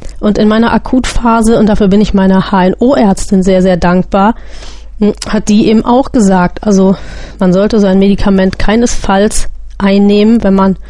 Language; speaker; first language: German; native; German